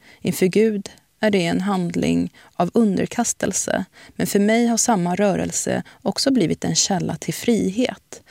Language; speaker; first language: Swedish; early bilingual, other home language; Arabic